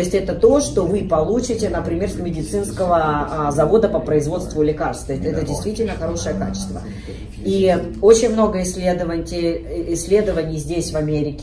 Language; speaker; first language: Russian; native; Russian